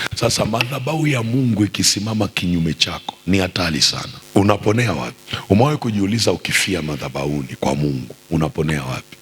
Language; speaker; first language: Swahili; native; Swahili